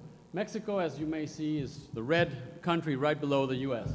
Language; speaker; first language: English; non-native, fluent; Spanish